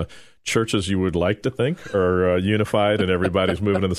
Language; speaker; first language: English; native; English